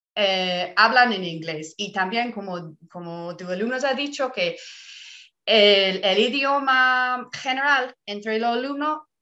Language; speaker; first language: Spanish; non-native, fluent; English